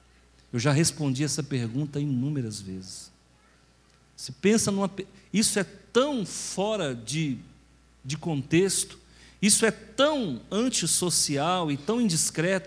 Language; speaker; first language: Portuguese; native; Portuguese